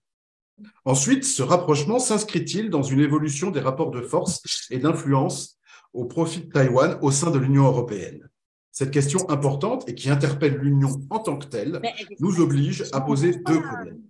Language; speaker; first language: French; native; French